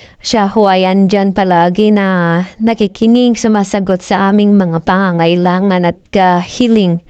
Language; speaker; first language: Filipino; non-native, local second language; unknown